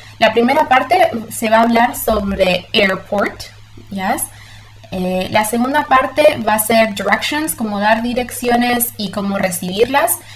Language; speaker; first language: Spanish; early bilingual, heritage; Spanish